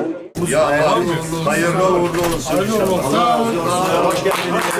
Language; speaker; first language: Turkish; non-native, local second language; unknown